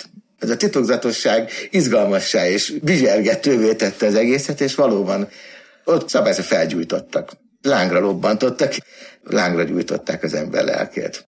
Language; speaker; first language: Hungarian; native; Hungarian